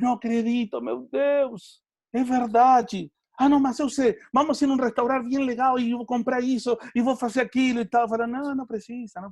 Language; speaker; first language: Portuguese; non-native, learner; Spanish